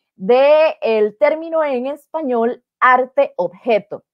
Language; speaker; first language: Spanish; native; Spanish